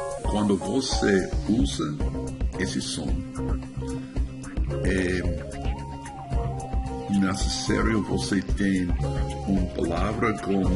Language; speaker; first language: Portuguese; non-native, learner; English